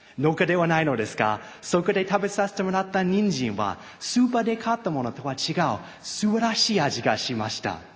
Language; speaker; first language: Japanese; non-native, fluent; English